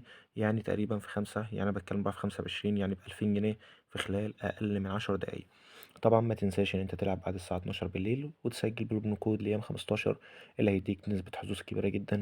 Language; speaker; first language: Arabic; native; Arabic